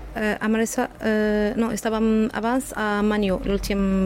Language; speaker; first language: Catalan; non-native, fluent; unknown